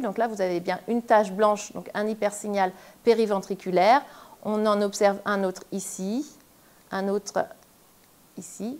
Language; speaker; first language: French; native; French